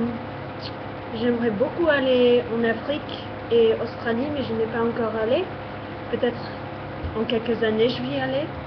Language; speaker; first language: French; non-native, fluent; English